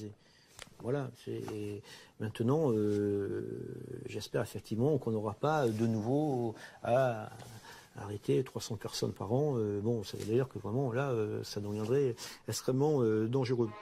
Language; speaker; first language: French; native; French